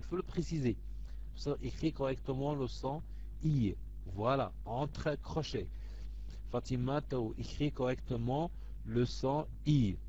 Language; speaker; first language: French; non-native, local second language; Arabic